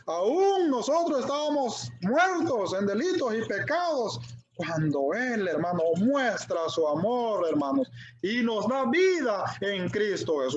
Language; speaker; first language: Spanish; native; Spanish